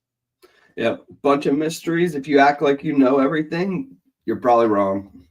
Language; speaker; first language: English; native; English